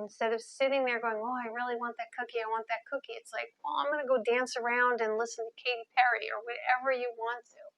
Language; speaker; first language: English; native; English